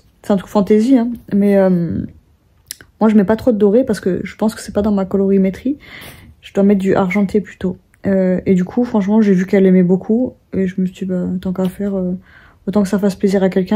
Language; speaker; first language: French; native; French